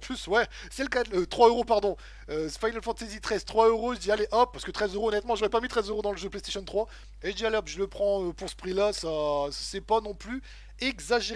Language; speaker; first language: French; native; French